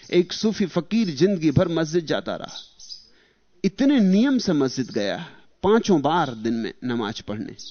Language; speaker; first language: Hindi; native; Hindi